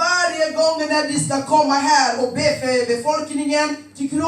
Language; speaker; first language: Swedish; non-native, fluent; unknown